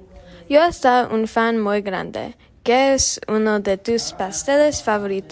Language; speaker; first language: Spanish; non-native, learner; English